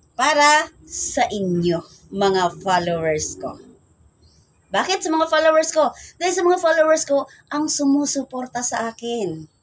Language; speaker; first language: Filipino; native; Filipino